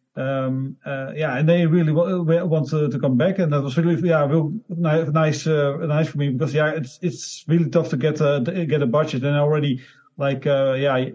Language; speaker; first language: English; non-native, learner; Dutch